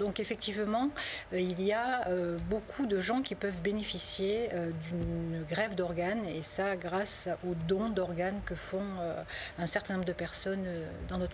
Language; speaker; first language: French; native; French